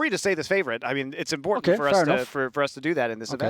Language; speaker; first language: English; native; English